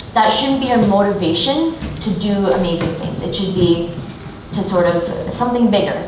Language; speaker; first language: English; native; English